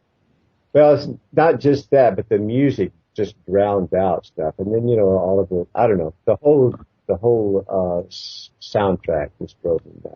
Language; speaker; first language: English; native; English